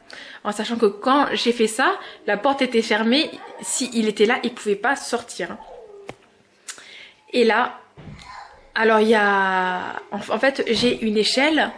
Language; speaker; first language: French; native; French